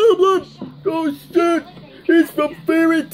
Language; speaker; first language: English; native; English